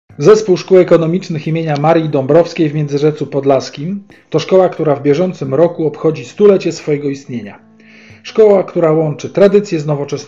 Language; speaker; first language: Polish; native; Polish